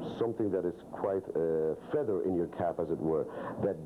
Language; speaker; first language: English; non-native, local second language; Spanish